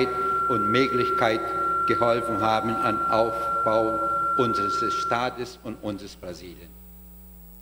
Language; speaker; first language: German; non-native, learner; Portuguese